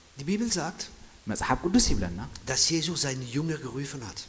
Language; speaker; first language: German; non-native, fluent; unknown